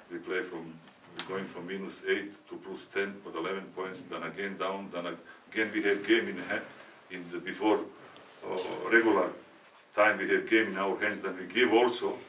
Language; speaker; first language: English; non-native, learner; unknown